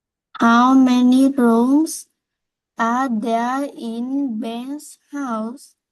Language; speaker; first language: English; non-native, learner; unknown